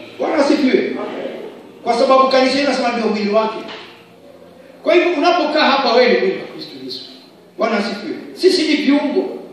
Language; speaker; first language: Swahili; non-native, local second language; Kikuyu